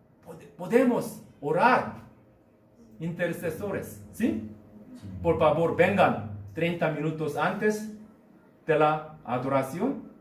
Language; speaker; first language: Spanish; non-native, learner; Korean